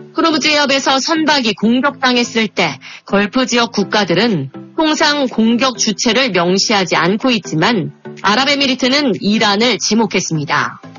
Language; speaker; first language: Korean; native; Korean